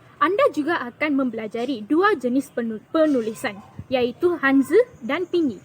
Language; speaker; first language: Malay; non-native, local second language; Tamil